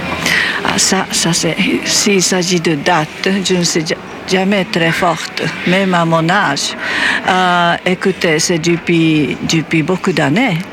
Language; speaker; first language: French; non-native, fluent; Japanese